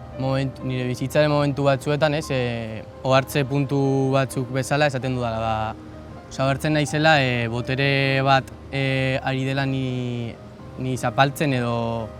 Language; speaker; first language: Basque; non-native, local second language; Spanish